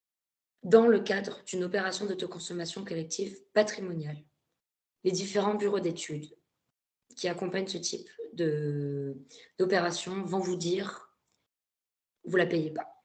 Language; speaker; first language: French; native; French